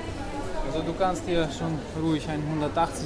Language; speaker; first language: German; non-native, fluent; Russian